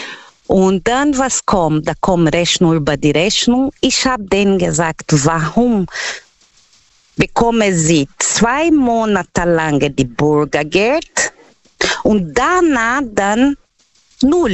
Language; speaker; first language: German; non-native, learner; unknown